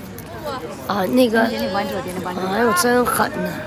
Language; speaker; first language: Chinese; native; Chinese